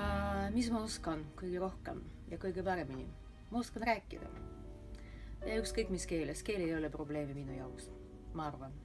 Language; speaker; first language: Estonian; non-native, local second language; Russian